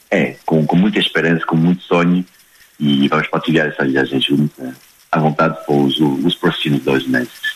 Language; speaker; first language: Portuguese; non-native, fluent; French